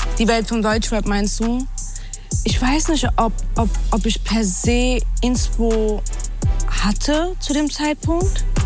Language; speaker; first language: German; early bilingual, other home language; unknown